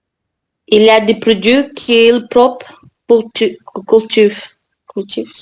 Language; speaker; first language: French; non-native, learner; Portuguese